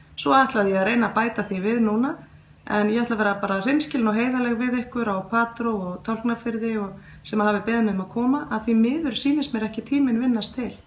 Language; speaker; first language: Icelandic; native; Icelandic